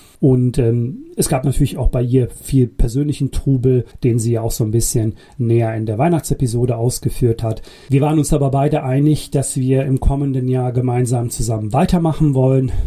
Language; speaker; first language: German; early bilingual, other home language; Bosnian